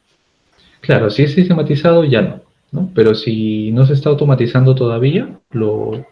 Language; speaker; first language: Spanish; native; Spanish